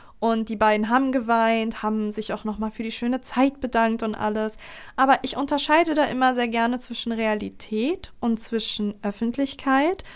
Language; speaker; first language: German; early bilingual, other home language; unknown